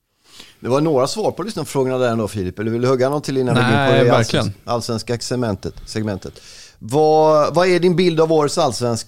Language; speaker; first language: Swedish; native; Swedish